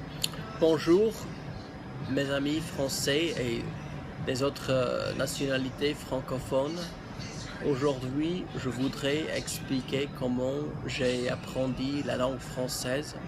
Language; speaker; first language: French; non-native, learner; English